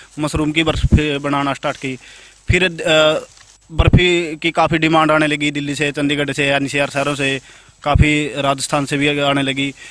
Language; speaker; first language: Hindi; native; Hindi